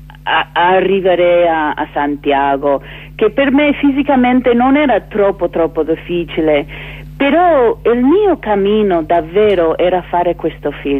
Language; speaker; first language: Italian; non-native, fluent; English